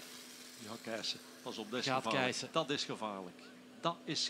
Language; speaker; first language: Dutch; native; Dutch